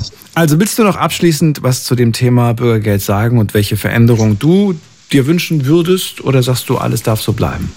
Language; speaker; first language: German; native; German